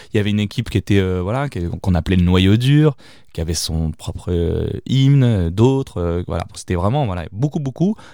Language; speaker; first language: French; early bilingual, other home language; Italian